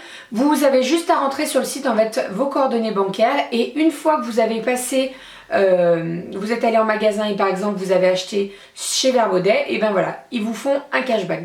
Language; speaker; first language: French; native; French